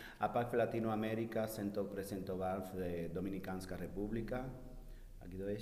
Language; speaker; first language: Czech; non-native, learner; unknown